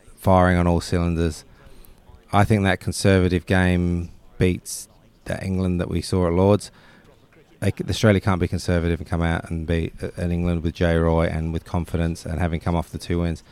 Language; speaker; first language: English; native; English